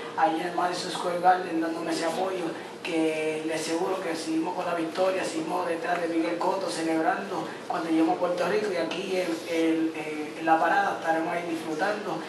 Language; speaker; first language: Spanish; native; Spanish